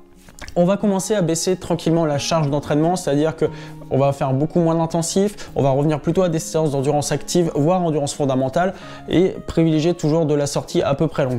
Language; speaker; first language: French; native; French